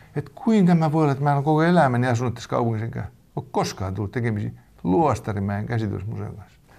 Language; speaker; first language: Finnish; native; Finnish